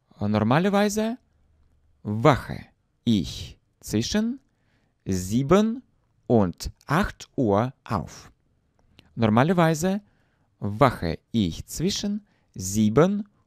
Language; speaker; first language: German; non-native, fluent; Russian